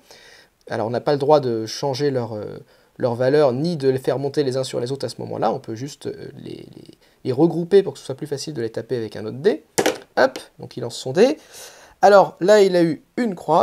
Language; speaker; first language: French; native; French